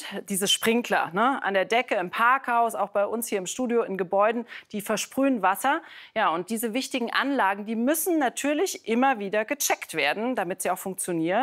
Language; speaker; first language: German; native; German